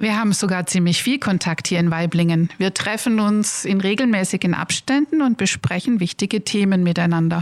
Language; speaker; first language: German; native; German